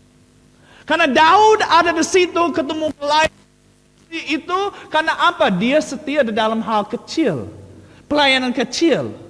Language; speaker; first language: Indonesian; non-native, fluent; English